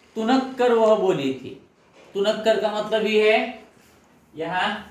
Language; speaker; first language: Hindi; non-native, local second language; Marathi